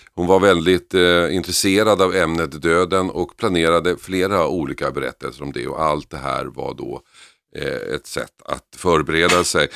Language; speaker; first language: Swedish; native; Swedish